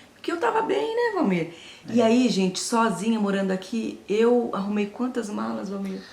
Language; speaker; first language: Portuguese; native; Portuguese